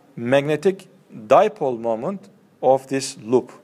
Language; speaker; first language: English; non-native, fluent; Turkish